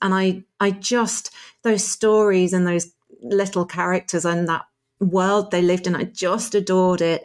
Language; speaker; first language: English; native; English